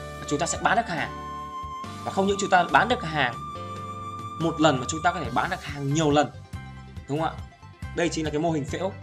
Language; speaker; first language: Vietnamese; native; Vietnamese